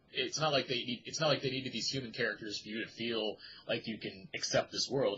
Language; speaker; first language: English; native; English